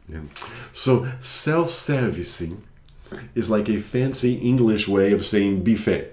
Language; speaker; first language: English; native; English